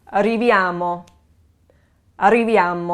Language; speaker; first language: Italian; non-native, fluent; English